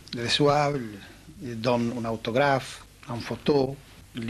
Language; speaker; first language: French; non-native, learner; Italian